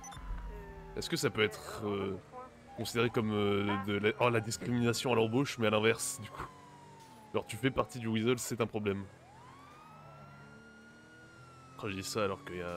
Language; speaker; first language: French; native; French